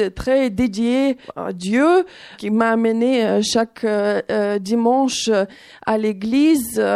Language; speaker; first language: French; non-native, fluent; Ukrainian